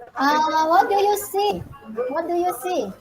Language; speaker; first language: English; non-native, learner; Indonesian